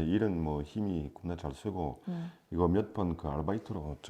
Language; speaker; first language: Korean; non-native, fluent; French